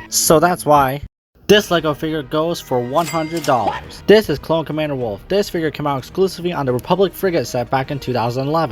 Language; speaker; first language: English; native; English